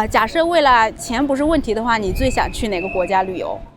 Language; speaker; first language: Chinese; native; Chinese